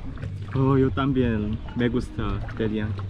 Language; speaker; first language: Spanish; non-native, learner; Korean